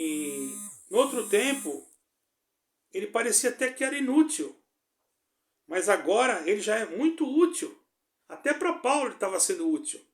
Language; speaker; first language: Portuguese; native; Portuguese